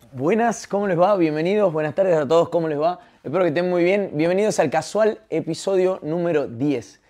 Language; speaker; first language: Spanish; native; Spanish